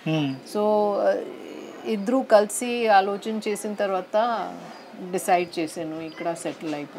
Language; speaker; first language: Telugu; non-native, learner; Hindi